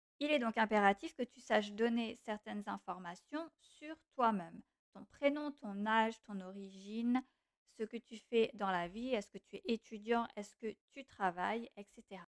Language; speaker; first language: French; non-native, fluent; Portuguese